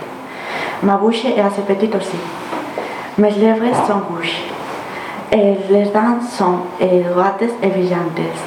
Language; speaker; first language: French; non-native, learner; Spanish